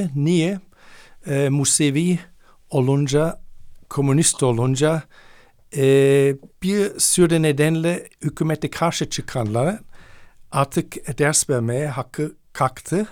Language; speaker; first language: Turkish; non-native, fluent; German